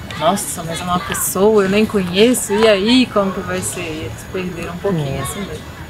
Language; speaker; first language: Portuguese; native; Portuguese